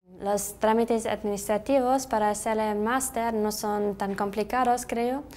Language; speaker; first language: Spanish; non-native, fluent; German